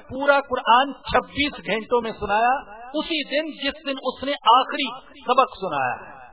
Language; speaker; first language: Urdu; native; Urdu